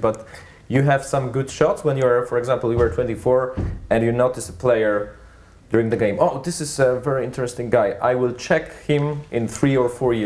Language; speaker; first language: English; non-native, fluent; Polish